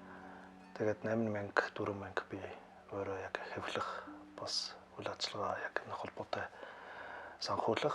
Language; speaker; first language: Mongolian; non-native, learner; German